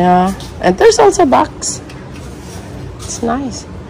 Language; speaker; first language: English; non-native, local second language; Aklanon